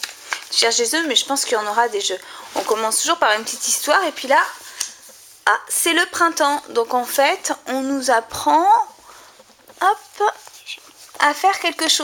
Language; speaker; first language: French; native; French